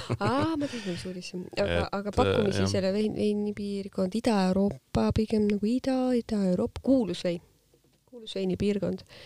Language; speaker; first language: Estonian; native; Estonian